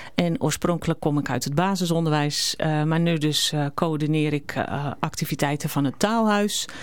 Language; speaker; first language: Dutch; native; Dutch